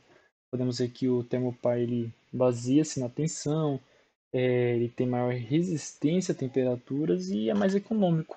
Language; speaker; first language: Portuguese; native; Portuguese